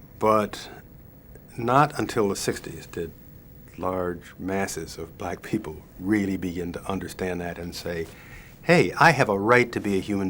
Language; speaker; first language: English; native; English